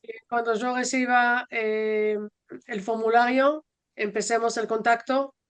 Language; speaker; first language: Spanish; non-native, fluent; Hebrew